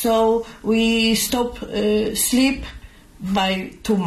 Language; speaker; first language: English; non-native, learner; Polish